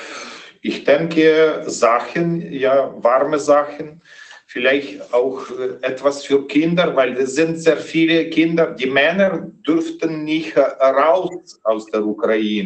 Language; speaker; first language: German; non-native, fluent; Ukrainian